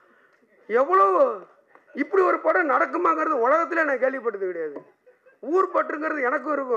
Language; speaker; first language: Tamil; native; Tamil